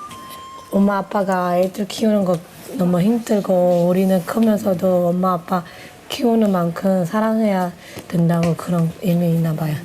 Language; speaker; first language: Korean; non-native, learner; Chinese